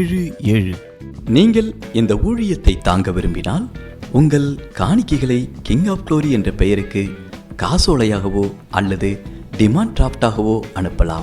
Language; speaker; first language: Tamil; native; Tamil